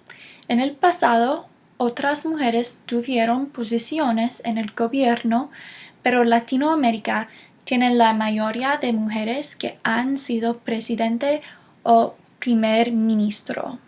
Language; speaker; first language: Spanish; non-native, learner; English